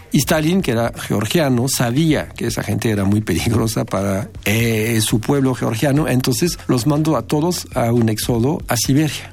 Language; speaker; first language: Spanish; non-native, fluent; French